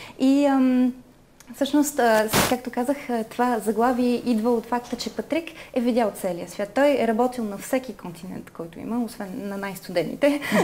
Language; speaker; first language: Bulgarian; early bilingual, heritage; Bulgarian